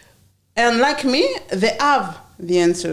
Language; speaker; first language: English; non-native, learner; French